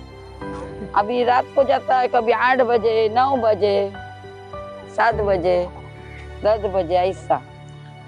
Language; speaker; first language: Hindi; non-native, local second language; Marathi